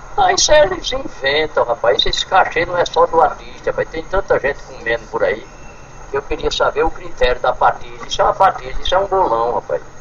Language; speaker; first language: Portuguese; native; Portuguese